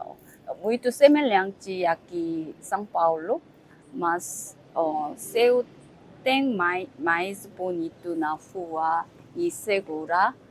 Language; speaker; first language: Portuguese; non-native, learner; Korean